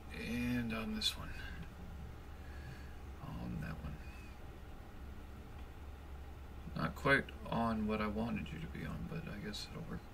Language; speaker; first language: English; native; English